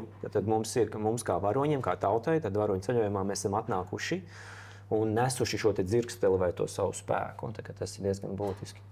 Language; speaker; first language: Latvian; native; Latvian